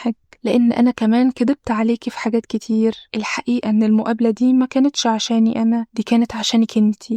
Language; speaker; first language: Arabic; native; Arabic